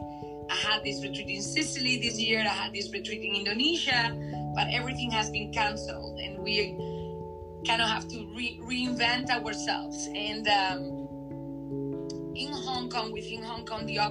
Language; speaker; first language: English; non-native, fluent; Spanish